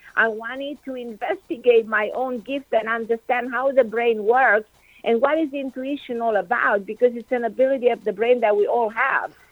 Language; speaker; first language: English; non-native, fluent; Romanian